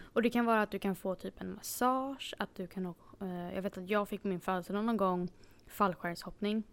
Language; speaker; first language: Swedish; native; Swedish